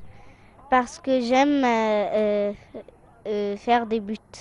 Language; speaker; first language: French; non-native, fluent; Arabic